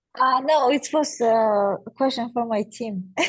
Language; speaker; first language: English; non-native, learner; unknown